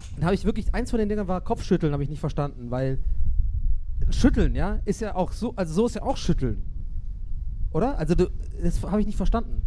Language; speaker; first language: German; native; German